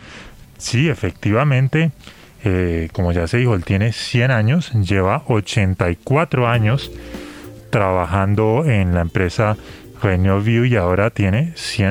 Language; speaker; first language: Portuguese; non-native, learner; Spanish